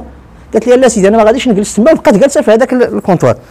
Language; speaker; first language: Arabic; native; Arabic